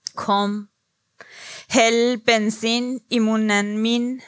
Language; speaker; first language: Norwegian; non-native, learner; Persian